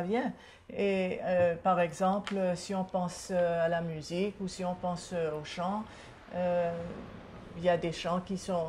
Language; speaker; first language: French; non-native, local second language; Seselwa Creole French